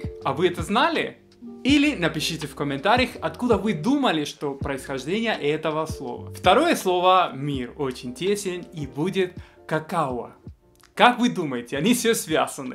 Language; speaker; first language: Russian; non-native, fluent; Spanish